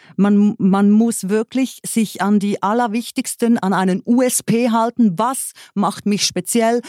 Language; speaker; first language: German; native; German